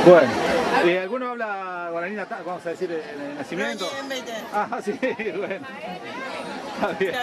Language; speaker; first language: Spanish; native; Spanish